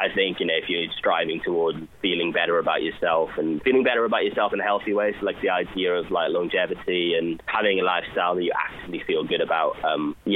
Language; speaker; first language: English; native; English